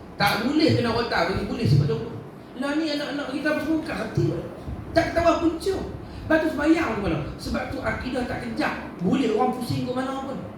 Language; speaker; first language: Malay; native; Malay